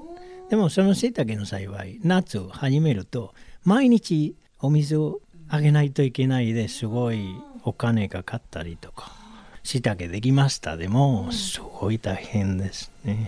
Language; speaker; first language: Japanese; non-native, learner; Spanish